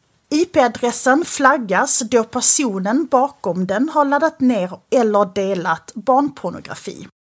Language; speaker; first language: Swedish; native; Swedish